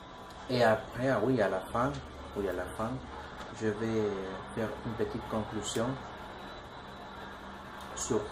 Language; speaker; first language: French; non-native, learner; Spanish